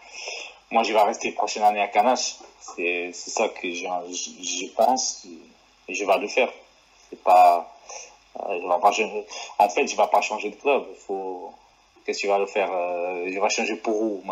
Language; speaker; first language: French; non-native, fluent; Portuguese